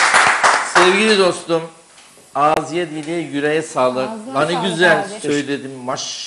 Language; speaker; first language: Turkish; native; Turkish